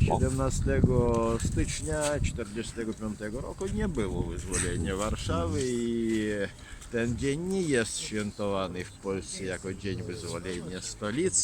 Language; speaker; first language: Polish; non-native, fluent; Russian